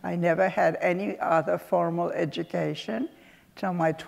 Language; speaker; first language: English; early bilingual, other home language; Polish